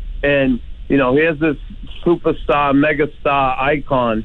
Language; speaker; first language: English; native; English